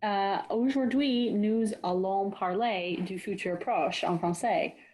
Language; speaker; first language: French; non-native, fluent; English